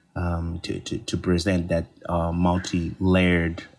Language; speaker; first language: English; non-native, local second language; Bemba